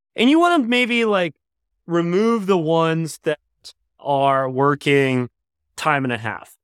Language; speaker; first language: English; native; English